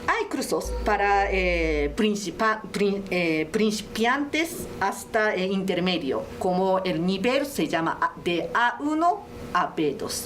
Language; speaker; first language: Spanish; non-native, learner; Japanese